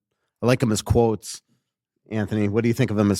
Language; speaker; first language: English; native; English